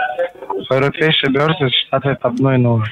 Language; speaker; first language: German; non-native, learner; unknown